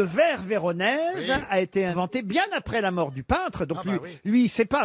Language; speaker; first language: French; native; French